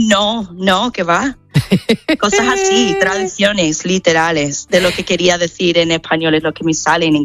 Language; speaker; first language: Spanish; non-native, fluent; English